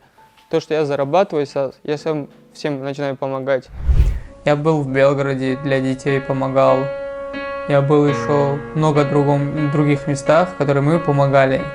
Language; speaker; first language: Russian; non-native, local second language; Tajik